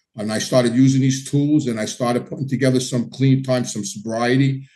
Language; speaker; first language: English; native; English